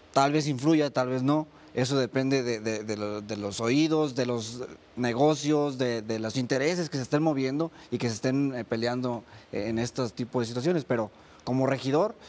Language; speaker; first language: Spanish; native; Spanish